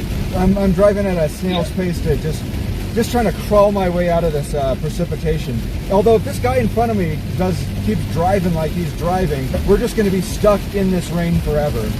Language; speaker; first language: English; native; English